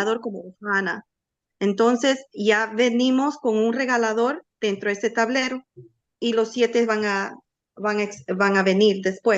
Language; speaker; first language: Spanish; native; Spanish